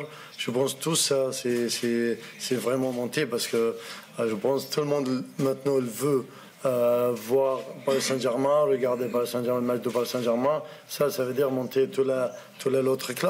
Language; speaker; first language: French; non-native, learner; Arabic